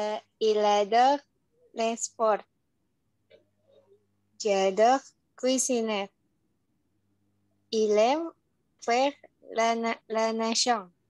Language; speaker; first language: French; non-native, learner; Indonesian